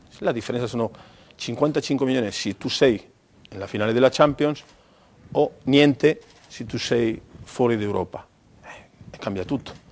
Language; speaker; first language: Italian; non-native, fluent; Spanish